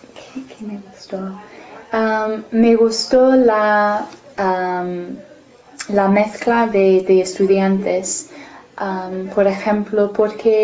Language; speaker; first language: Spanish; non-native, fluent; English